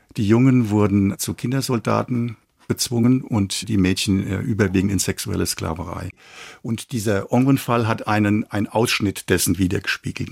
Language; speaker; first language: German; native; German